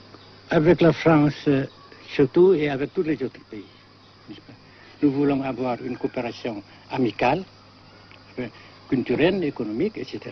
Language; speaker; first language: French; non-native, fluent; Vietnamese